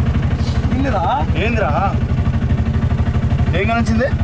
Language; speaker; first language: Telugu; native; Telugu